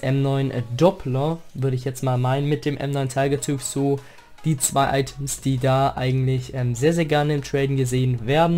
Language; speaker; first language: German; native; German